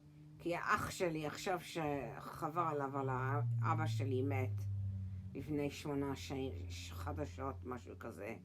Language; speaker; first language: Hebrew; early bilingual, heritage; English